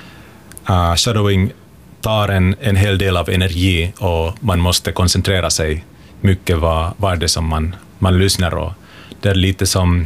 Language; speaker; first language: Swedish; non-native, local second language; Finnish